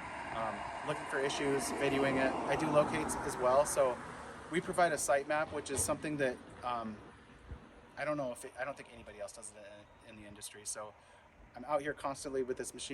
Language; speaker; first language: English; native; English